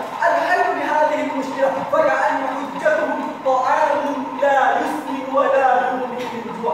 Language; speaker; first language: Arabic; non-native, learner; Indonesian